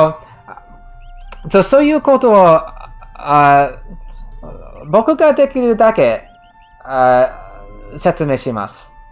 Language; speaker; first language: Japanese; non-native, learner; English